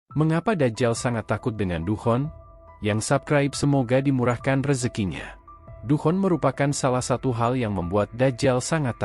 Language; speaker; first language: Indonesian; native; Indonesian